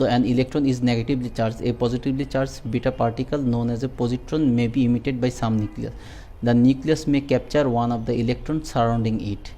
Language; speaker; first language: English; non-native, local second language; Bangla